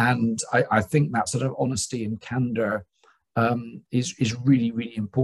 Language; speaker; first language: English; native; English